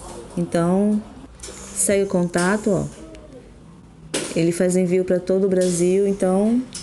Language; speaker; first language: Portuguese; native; Portuguese